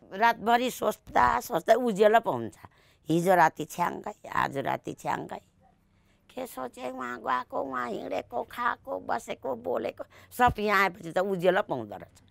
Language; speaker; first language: Nepali; native; Nepali